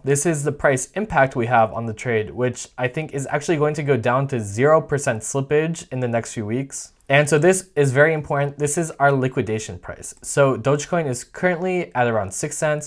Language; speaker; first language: English; native; English